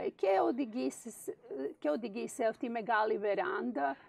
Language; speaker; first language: Greek; non-native, fluent; Serbian